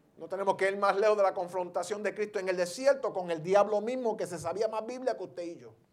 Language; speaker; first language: Spanish; early bilingual, heritage; Spanish